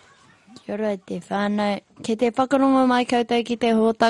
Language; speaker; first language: Māori; non-native, local second language; English